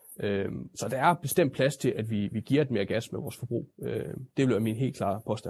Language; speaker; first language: Danish; native; Danish